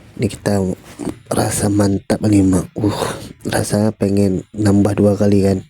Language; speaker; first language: Indonesian; native; Indonesian